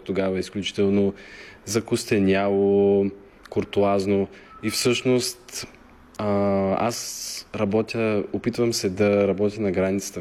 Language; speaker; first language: Bulgarian; native; Bulgarian